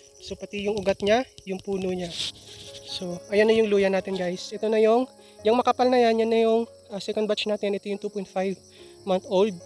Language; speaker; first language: Filipino; non-native, local second language; Cebuano